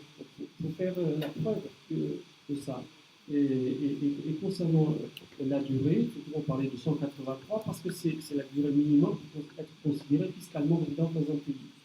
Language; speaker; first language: French; native; French